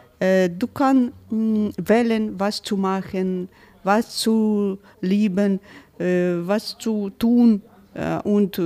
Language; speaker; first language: German; non-native, learner; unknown